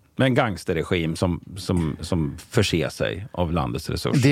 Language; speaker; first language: Swedish; native; Swedish